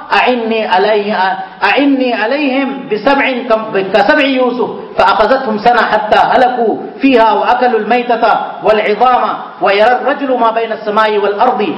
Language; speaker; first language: Urdu; native; Urdu